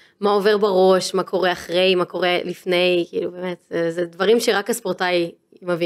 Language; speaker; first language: Hebrew; native; Hebrew